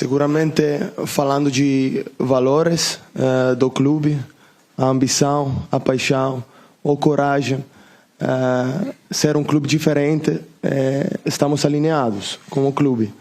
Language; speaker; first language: Portuguese; non-native, learner; Italian